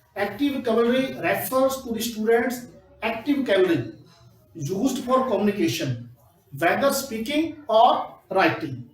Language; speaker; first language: English; non-native, local second language; Punjabi